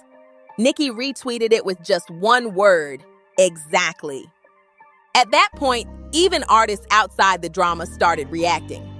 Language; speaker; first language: English; native; English